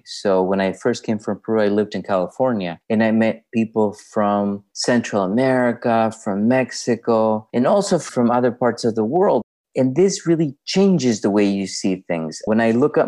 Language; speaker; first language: English; non-native, fluent; Spanish